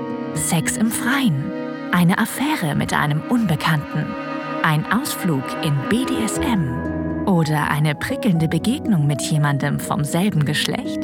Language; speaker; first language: German; native; German